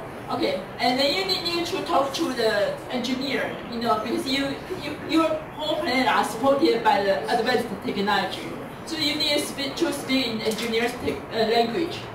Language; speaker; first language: English; non-native, fluent; Chinese